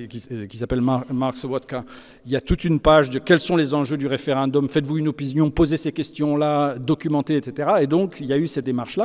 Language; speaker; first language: French; native; French